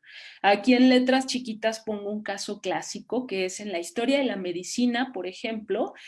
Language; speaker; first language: Spanish; native; Spanish